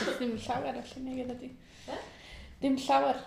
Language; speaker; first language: Welsh; non-native, learner; Spanish